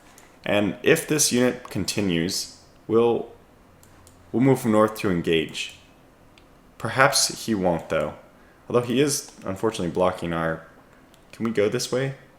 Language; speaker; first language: English; native; English